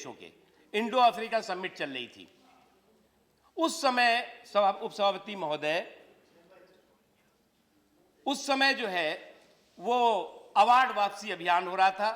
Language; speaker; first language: Hindi; native; Hindi